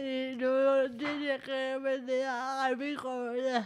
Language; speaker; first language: Spanish; non-native, learner; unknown